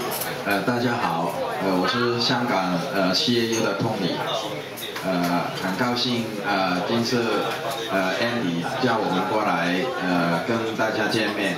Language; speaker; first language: Chinese; non-native, local second language; Cantonese